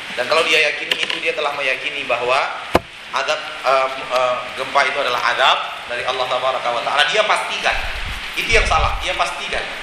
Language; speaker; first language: Indonesian; non-native, local second language; Minangkabau